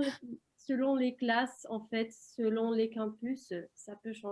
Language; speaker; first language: French; non-native, fluent; Turkish